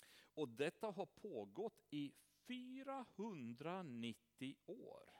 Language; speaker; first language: Swedish; non-native, fluent; Romanian